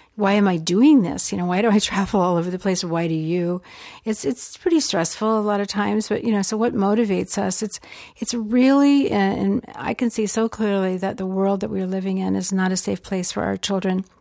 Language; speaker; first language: English; native; English